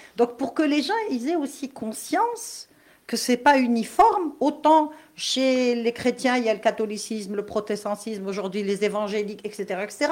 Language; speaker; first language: French; non-native, local second language; Kabyle